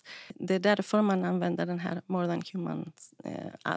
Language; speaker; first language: Swedish; non-native, fluent; Spanish